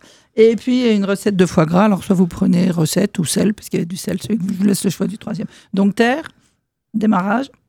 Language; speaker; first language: French; native; French